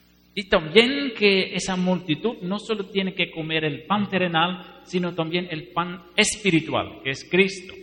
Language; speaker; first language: Spanish; non-native, fluent; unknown